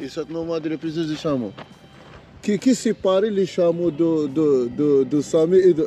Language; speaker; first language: French; non-native, local second language; Arabic